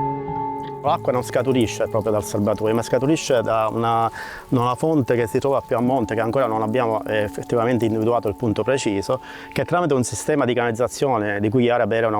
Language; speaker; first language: Italian; native; Italian